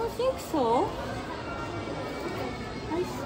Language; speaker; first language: English; non-native, learner; Japanese